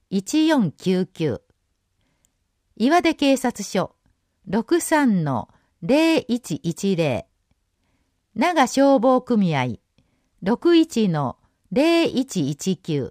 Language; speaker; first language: Japanese; native; Japanese